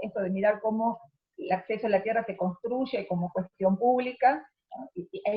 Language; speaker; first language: Spanish; native; Spanish